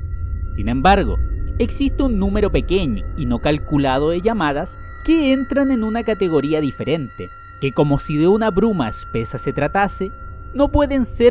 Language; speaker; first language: Spanish; native; Spanish